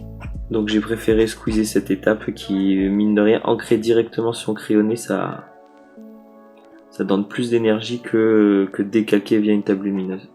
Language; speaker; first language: French; native; French